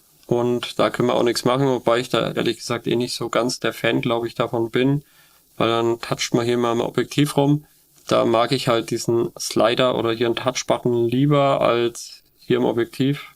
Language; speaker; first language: German; native; German